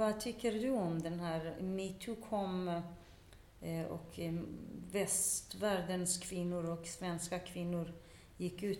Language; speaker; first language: Swedish; non-native, fluent; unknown